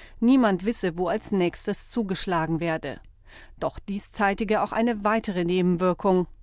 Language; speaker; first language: German; native; German